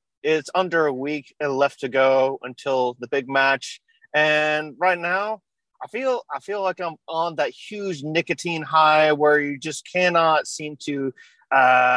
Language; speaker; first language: English; native; English